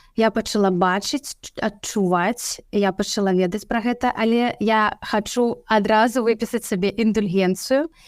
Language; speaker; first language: Belarusian; non-native, local second language; Russian